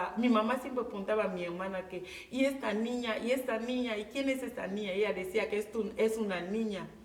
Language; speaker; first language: Spanish; non-native, local second language; Fang